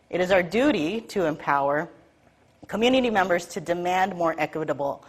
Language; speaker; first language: English; native; English